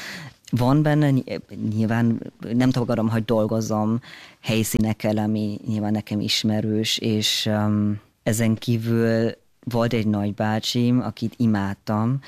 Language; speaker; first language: Hungarian; non-native, fluent; German